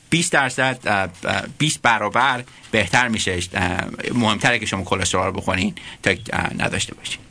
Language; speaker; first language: Persian; early bilingual, heritage; Persian